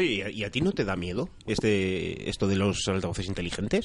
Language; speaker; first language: Spanish; native; Spanish